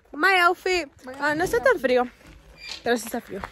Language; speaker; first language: Spanish; early bilingual, heritage; Spanish